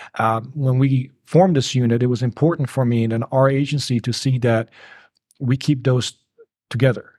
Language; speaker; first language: English; early bilingual, other home language; Bosnian